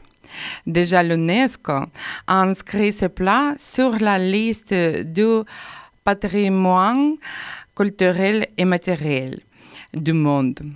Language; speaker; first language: French; non-native, learner; Ukrainian